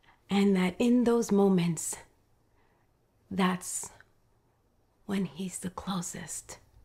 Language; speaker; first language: English; native; English